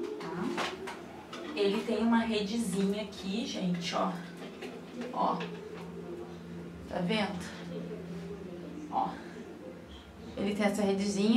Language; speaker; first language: Portuguese; native; Portuguese